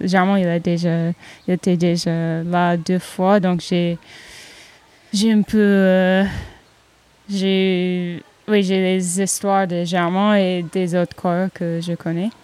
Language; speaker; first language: French; non-native, learner; English